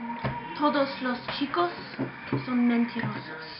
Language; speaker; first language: Spanish; non-native, learner; English